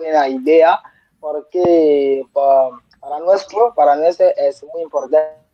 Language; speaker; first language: Spanish; non-native, learner; French